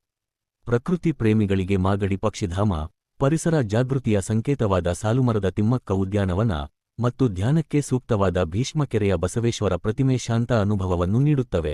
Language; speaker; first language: Kannada; native; Kannada